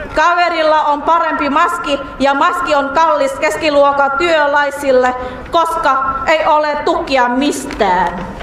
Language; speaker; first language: Finnish; non-native, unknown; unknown